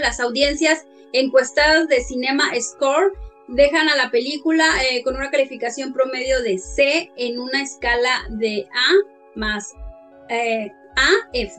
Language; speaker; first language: Spanish; native; Spanish